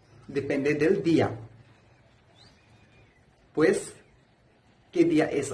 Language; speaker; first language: Spanish; non-native, fluent; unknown